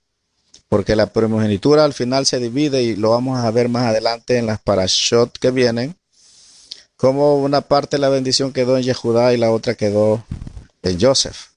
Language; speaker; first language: Spanish; native; Spanish